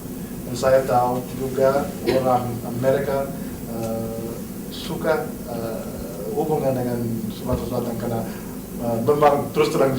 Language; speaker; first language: Indonesian; non-native, fluent; English